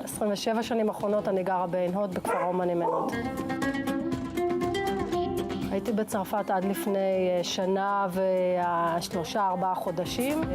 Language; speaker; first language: Hebrew; early bilingual, other home language; English